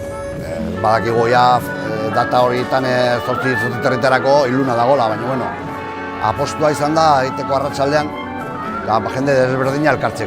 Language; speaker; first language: Basque; non-native, local second language; Spanish